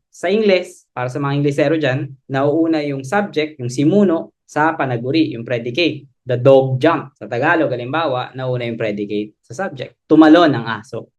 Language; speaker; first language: Filipino; native; Filipino